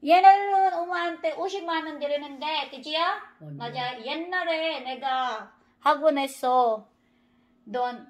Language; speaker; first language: Korean; non-native, learner; Filipino